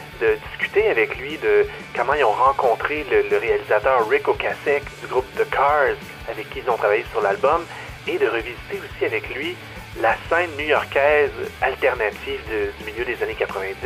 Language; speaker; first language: French; native; French